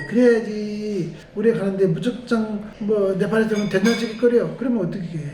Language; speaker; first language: Korean; non-native, fluent; Nepali